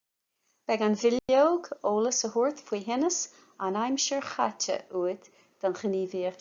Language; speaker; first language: Irish; non-native, local second language; English